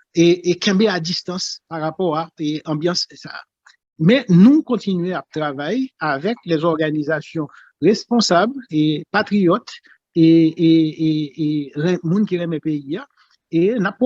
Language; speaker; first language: French; non-native, local second language; Haitian Creole